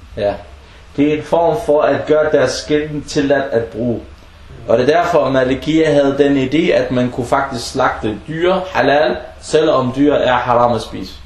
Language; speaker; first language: Danish; early bilingual, other home language; Arabic